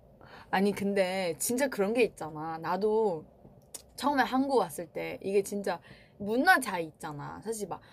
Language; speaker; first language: Korean; non-native, fluent; Chinese